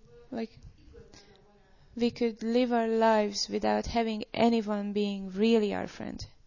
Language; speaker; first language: English; non-native, fluent; Hungarian